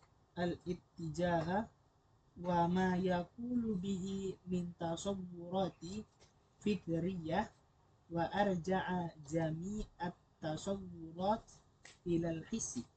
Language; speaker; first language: Arabic; non-native, learner; Indonesian